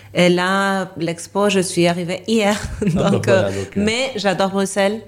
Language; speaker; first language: French; non-native, fluent; Spanish